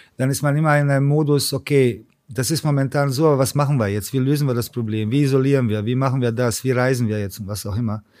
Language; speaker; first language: German; early bilingual, other home language; Serbian